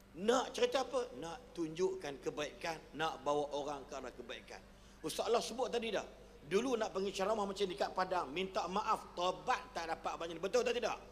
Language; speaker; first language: Malay; native; Malay